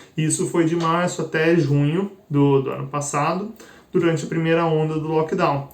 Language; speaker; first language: Portuguese; native; Portuguese